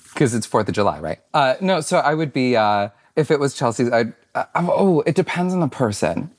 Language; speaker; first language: English; native; English